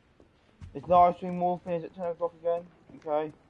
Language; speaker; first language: English; native; English